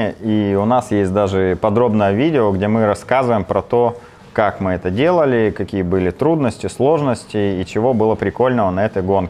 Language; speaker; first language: Russian; native; Russian